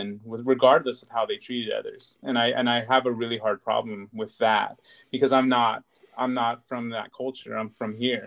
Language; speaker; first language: English; native; English